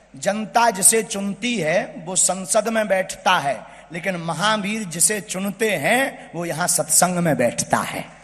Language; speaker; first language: Hindi; native; Hindi